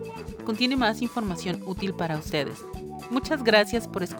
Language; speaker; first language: Spanish; native; Spanish